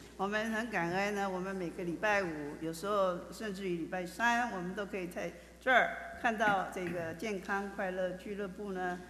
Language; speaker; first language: Chinese; native; Chinese